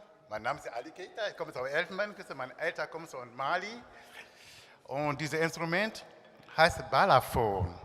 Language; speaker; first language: German; non-native, learner; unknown